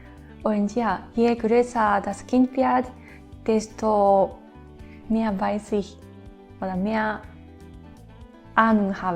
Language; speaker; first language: German; non-native, fluent; Japanese